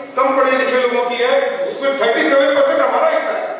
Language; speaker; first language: Hindi; non-native, local second language; Urdu